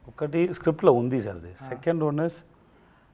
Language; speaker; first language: Telugu; non-native, learner; Tamil